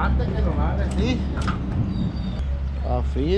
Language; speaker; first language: Spanish; native; Spanish